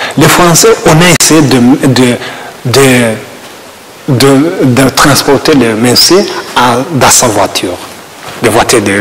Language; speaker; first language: French; non-native, learner; Kinyarwanda